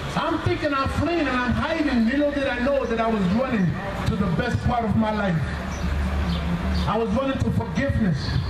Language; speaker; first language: English; early bilingual, other home language; Spanish